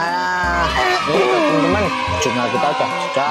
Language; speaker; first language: Indonesian; native; Indonesian